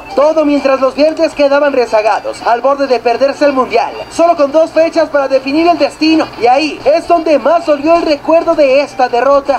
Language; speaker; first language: Spanish; native; Spanish